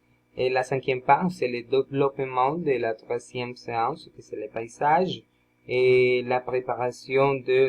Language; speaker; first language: French; non-native, learner; Spanish